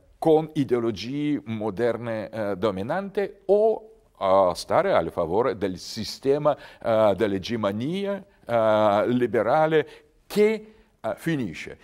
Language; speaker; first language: Italian; non-native, learner; Russian